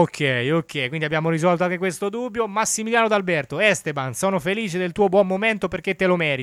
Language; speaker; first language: Italian; native; Italian